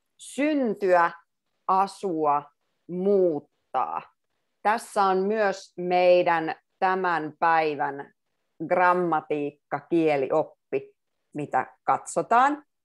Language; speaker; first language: Finnish; native; Finnish